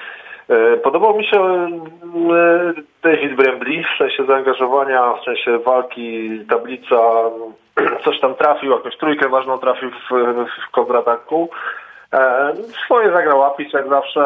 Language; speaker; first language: Polish; native; Polish